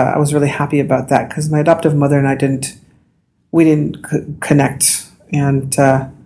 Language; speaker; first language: English; native; English